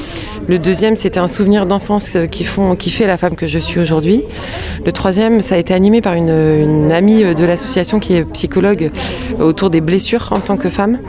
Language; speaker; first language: French; native; French